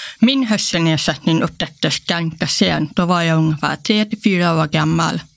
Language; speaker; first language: Swedish; non-native, local second language; Polish